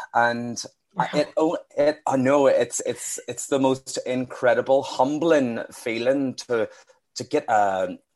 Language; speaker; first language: English; native; English